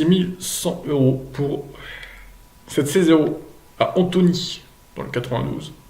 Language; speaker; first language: French; native; French